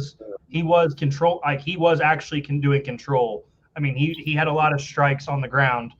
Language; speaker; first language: English; native; English